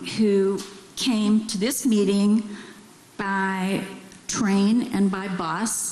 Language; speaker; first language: English; native; English